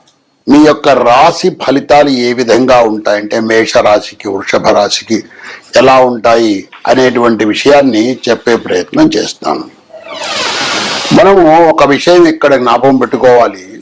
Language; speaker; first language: Telugu; native; Telugu